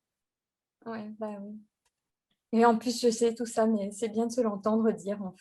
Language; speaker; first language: French; native; French